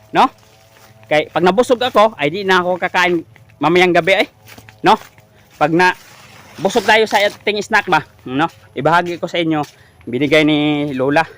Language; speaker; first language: Filipino; non-native, local second language; Cebuano